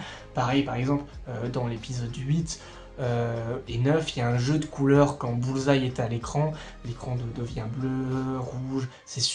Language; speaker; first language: French; native; French